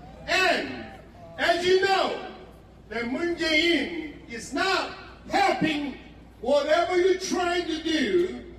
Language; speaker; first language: English; non-native, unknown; Korean